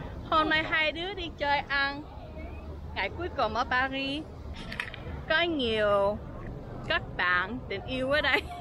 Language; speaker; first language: Vietnamese; early bilingual, heritage; Vietnamese